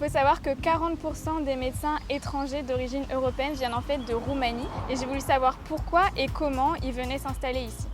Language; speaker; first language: French; native; French